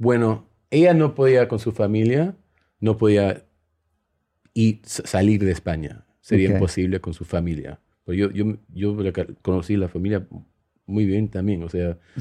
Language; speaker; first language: Spanish; early bilingual, heritage; Spanish